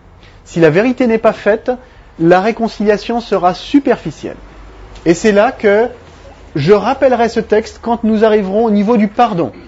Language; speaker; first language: French; native; French